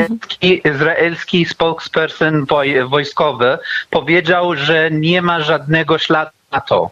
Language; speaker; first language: Polish; non-native, fluent; Arabic